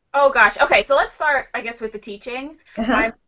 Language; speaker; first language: English; native; English